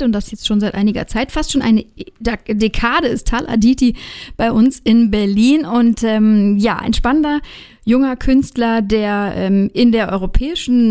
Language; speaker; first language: German; native; German